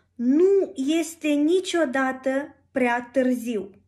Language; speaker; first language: Romanian; non-native, learner; Russian